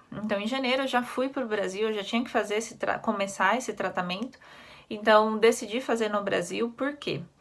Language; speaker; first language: Portuguese; native; Portuguese